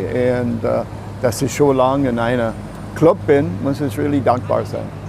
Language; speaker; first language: German; non-native, fluent; English